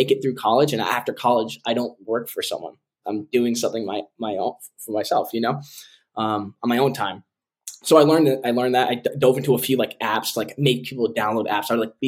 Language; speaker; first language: English; native; English